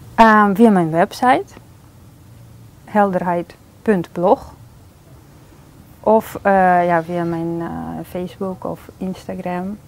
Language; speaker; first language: Dutch; non-native, fluent; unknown